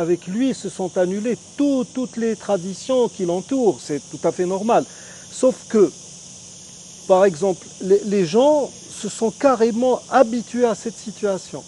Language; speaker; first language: French; non-native, local second language; Arabic